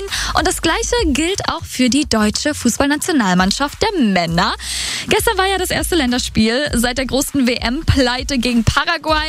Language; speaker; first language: German; native; German